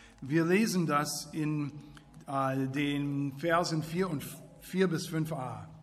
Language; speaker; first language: German; non-native, fluent; English